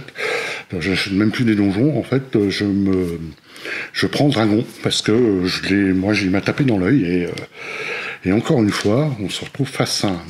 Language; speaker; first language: French; native; French